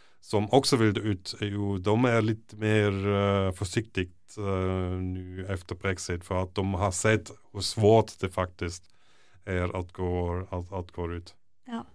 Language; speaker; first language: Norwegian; non-native, fluent; German